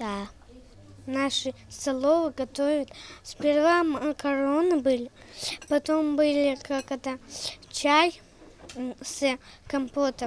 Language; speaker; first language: Russian; non-native, local second language; Ingush